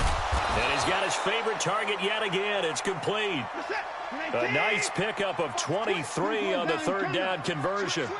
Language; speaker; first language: English; native; English